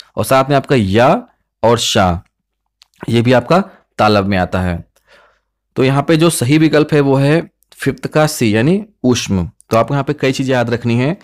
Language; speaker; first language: Hindi; native; Hindi